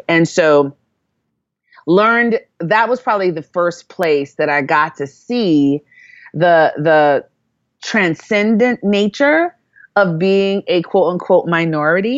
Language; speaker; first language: English; native; English